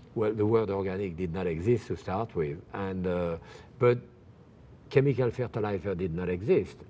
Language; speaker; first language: English; non-native, fluent; French